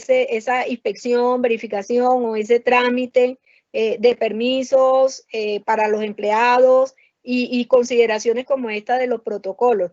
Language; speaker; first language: Spanish; native; Spanish